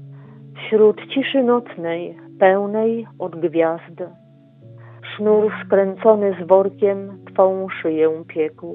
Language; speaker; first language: Polish; native; Polish